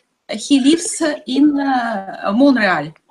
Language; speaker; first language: English; non-native, learner; Russian